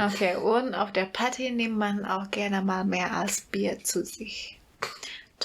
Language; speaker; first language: German; non-native, fluent; Indonesian